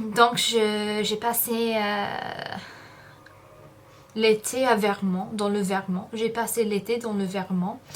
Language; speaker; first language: French; non-native, fluent; English